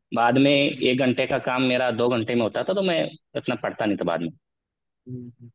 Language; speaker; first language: Hindi; native; Hindi